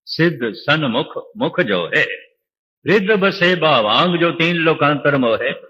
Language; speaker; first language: Hindi; non-native, local second language; Punjabi